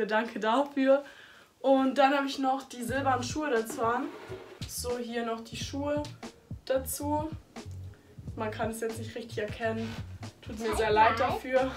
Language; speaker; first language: German; native; German